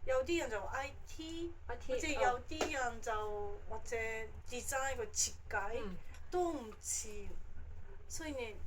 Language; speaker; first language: Cantonese; non-native, fluent; Japanese